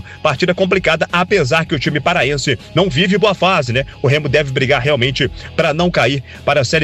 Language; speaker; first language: Portuguese; native; Portuguese